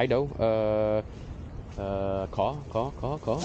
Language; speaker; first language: Vietnamese; non-native, learner; English